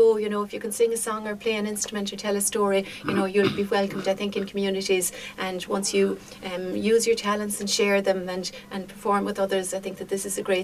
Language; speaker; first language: English; non-native, local second language; Irish